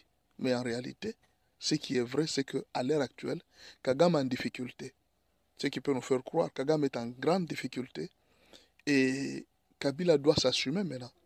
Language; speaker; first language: French; non-native, local second language; Lingala